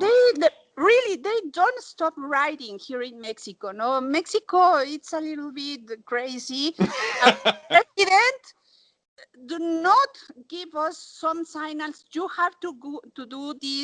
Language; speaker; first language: English; non-native, learner; Spanish